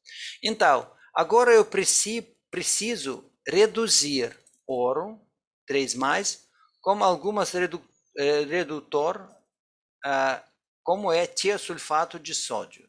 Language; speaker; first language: Portuguese; non-native, fluent; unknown